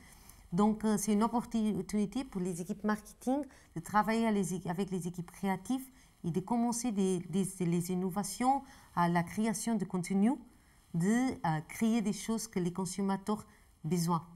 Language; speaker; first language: French; non-native, fluent; Portuguese